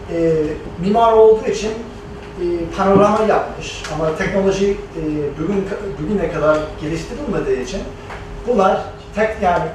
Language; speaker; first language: Turkish; non-native, fluent; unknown